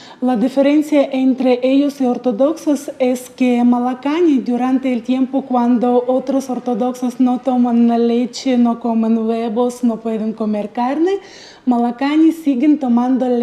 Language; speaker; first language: Spanish; non-native, fluent; Russian